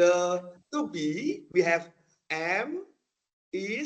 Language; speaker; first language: English; non-native, fluent; Indonesian